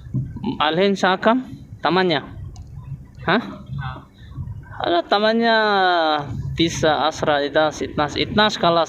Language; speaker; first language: Arabic; non-native, learner; Indonesian